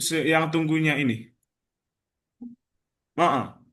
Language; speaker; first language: Indonesian; native; Indonesian